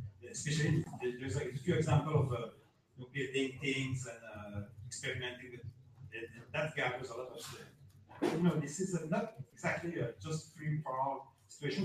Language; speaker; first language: English; non-native, fluent; French